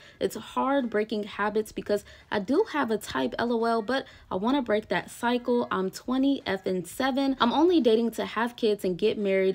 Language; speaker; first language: English; native; English